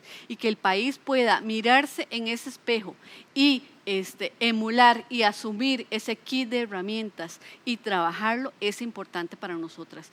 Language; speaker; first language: Spanish; native; Spanish